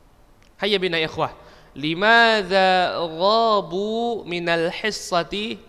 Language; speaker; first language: Arabic; non-native, fluent; Indonesian